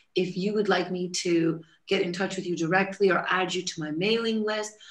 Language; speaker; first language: English; native; English